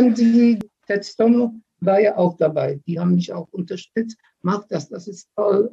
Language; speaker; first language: German; early bilingual, other home language; Polish